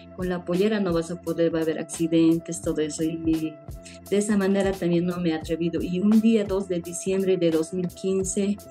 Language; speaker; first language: Spanish; native; Spanish